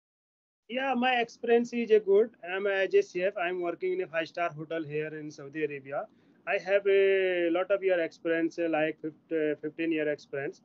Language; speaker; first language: English; non-native, learner; Hindi